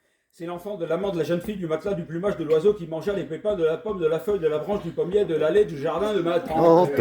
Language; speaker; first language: French; native; French